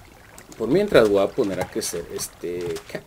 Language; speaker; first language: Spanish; early bilingual, heritage; Spanish